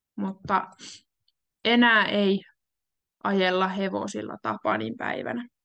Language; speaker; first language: Finnish; native; Finnish